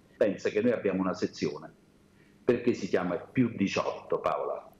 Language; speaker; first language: Italian; native; Italian